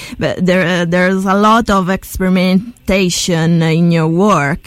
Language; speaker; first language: English; non-native, fluent; Italian